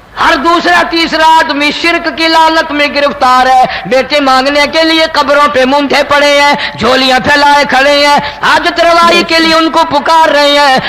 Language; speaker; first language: Urdu; non-native, local second language; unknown